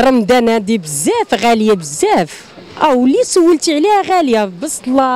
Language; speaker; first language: Arabic; native; Arabic